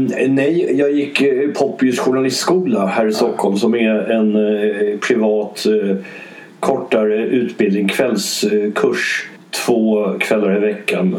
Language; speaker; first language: Swedish; early bilingual, other home language; English